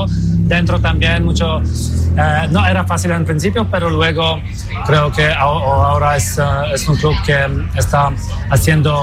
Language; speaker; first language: Spanish; non-native, fluent; Polish